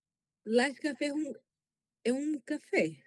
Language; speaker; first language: Portuguese; non-native, learner; Spanish